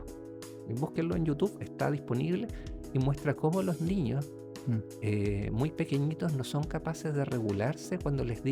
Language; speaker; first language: Spanish; native; Spanish